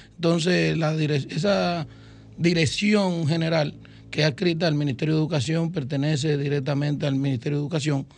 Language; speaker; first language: Spanish; native; Spanish